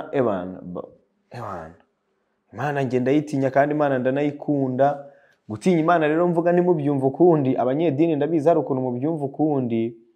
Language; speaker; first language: Kinyarwanda; early bilingual, heritage; Kinyarwanda